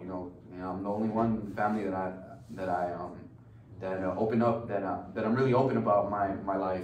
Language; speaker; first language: English; early bilingual, other home language; Spanish